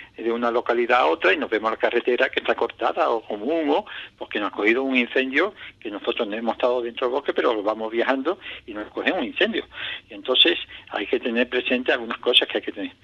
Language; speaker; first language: Spanish; native; Spanish